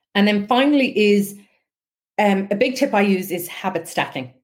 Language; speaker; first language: English; native; English